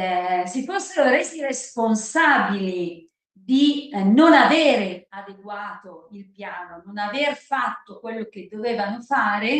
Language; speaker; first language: Italian; native; Italian